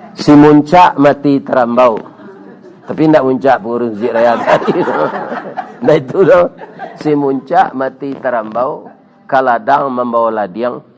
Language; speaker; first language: Malay; non-native, local second language; Minangkabau